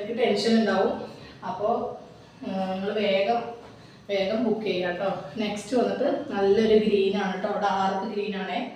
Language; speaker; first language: Malayalam; native; Malayalam